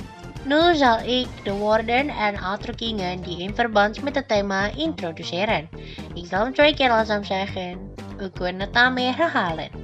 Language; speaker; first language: Dutch; non-native, fluent; Indonesian